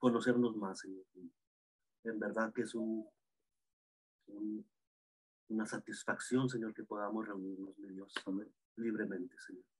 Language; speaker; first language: Spanish; native; Spanish